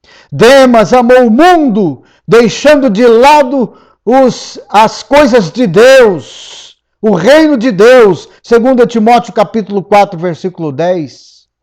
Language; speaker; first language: Portuguese; native; Portuguese